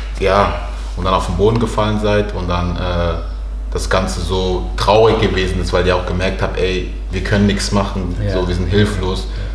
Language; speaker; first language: German; early bilingual, other home language; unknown